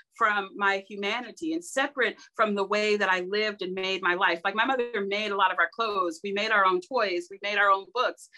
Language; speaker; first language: English; native; English